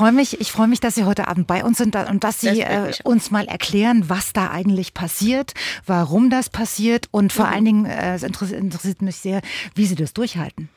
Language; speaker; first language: German; native; German